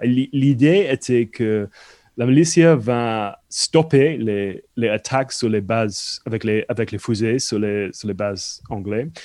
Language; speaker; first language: French; non-native, fluent; English